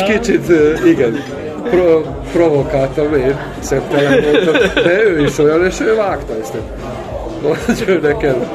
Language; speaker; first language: Hungarian; non-native, local second language; Serbian